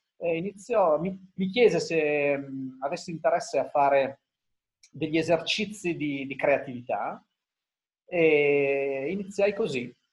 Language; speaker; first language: Italian; early bilingual, heritage; Italian